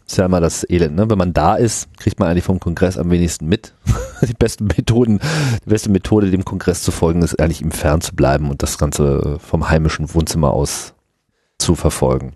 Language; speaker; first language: German; native; German